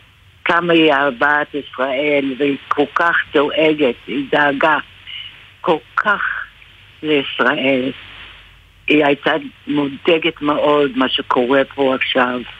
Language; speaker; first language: Hebrew; non-native, fluent; English